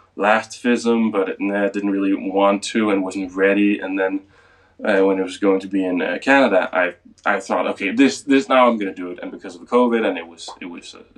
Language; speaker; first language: English; non-native, fluent; Danish